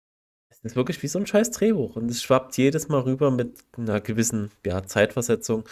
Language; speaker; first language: German; native; German